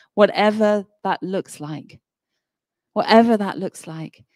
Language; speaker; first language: English; native; English